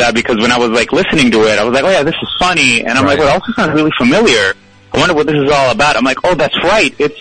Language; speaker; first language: English; non-native, fluent; Papiamento